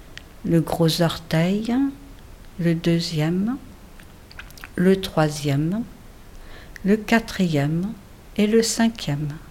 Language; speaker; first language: French; native; French